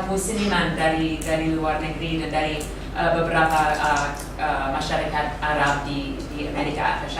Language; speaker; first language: Indonesian; non-native, fluent; English